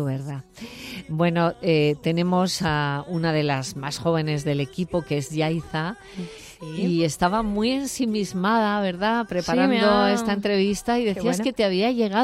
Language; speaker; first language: Spanish; native; Spanish